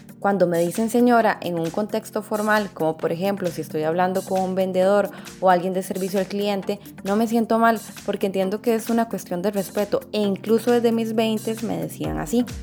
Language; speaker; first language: Spanish; native; Spanish